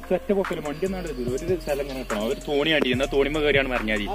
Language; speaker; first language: Malayalam; native; Malayalam